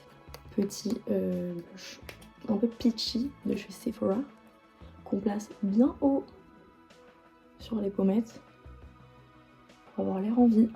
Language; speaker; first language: French; native; French